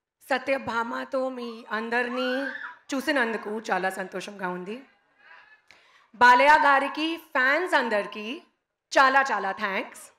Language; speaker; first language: Telugu; non-native, learner; Hindi